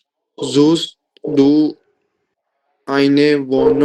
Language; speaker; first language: German; non-native, learner; Urdu